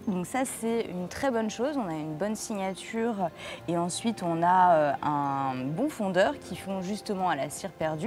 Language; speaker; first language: French; native; French